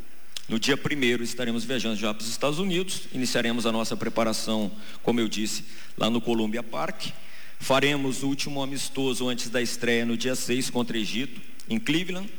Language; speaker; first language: Portuguese; native; Portuguese